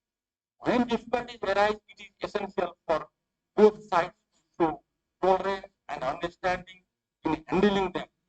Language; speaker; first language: English; non-native, fluent; Nepali